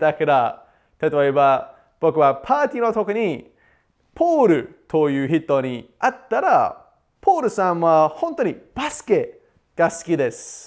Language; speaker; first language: Japanese; non-native, learner; English